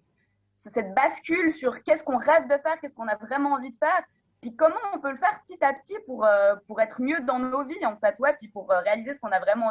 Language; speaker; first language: French; native; French